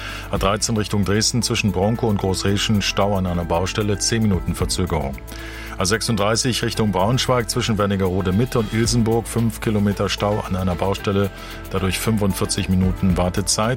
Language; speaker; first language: German; native; German